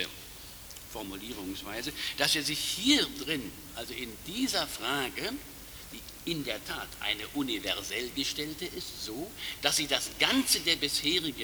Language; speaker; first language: German; native; German